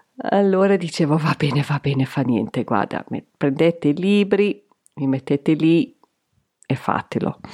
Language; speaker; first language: Italian; non-native, fluent; English